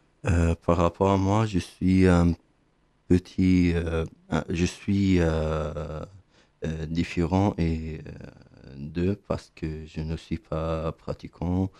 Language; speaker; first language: French; non-native, fluent; Arabic